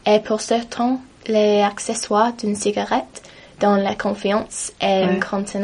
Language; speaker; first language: French; non-native, learner; English